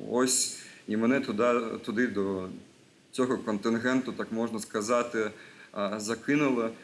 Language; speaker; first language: Ukrainian; non-native, local second language; Russian